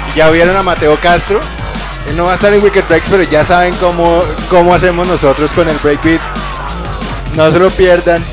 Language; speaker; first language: Spanish; native; Spanish